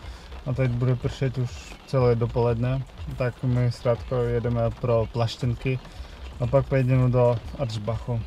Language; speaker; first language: Czech; non-native, fluent; Russian